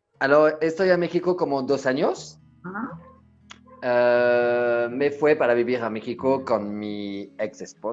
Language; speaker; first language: Spanish; non-native, learner; French